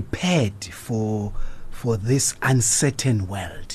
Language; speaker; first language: English; non-native, local second language; Zulu